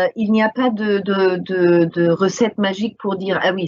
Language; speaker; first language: French; non-native, fluent; English